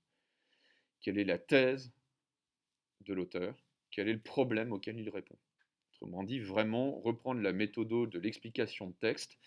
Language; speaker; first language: French; native; French